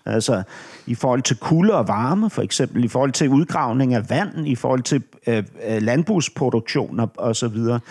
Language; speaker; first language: Danish; native; Danish